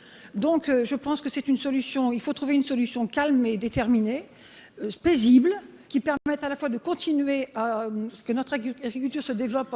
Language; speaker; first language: French; native; French